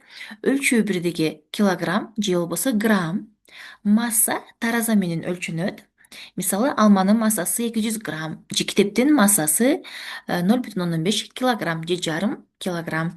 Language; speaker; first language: Kyrgyz; native; Kyrgyz